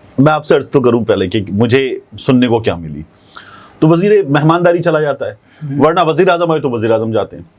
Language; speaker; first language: Urdu; native; Urdu